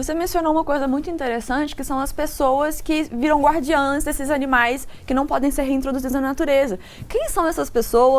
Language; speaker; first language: Portuguese; native; Portuguese